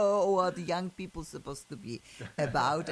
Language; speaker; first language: English; non-native, fluent; Polish